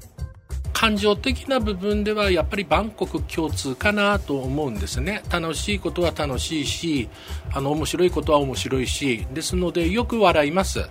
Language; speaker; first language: Japanese; native; Japanese